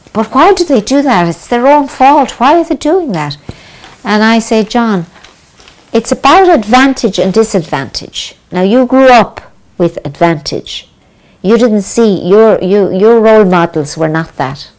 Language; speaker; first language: English; native; English